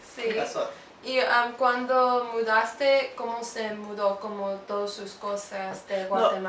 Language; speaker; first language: Spanish; non-native, learner; English